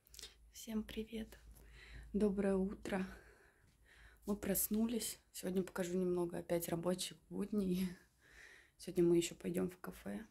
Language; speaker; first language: Russian; native; Russian